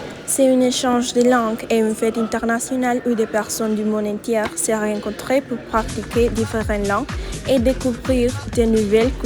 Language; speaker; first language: French; non-native, learner; Spanish